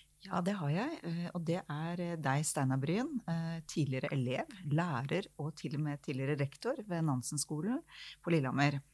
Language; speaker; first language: Norwegian; native; Norwegian